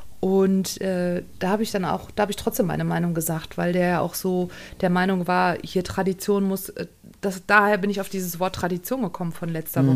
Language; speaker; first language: German; native; German